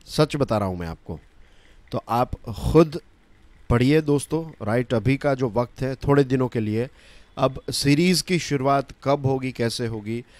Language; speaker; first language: Hindi; non-native, local second language; Gujarati